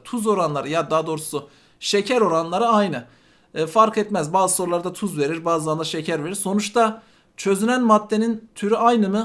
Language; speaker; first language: Turkish; native; Turkish